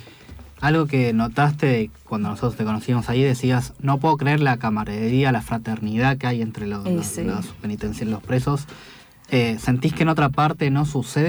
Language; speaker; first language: Spanish; native; Spanish